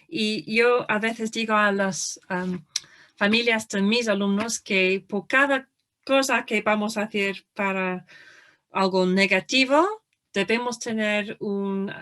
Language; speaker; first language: Spanish; non-native, fluent; English